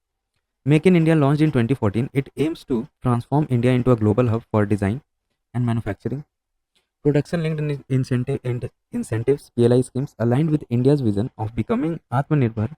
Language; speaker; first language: English; non-native, local second language; Hindi